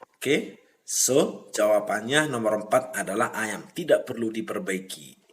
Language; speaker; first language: Indonesian; native; Indonesian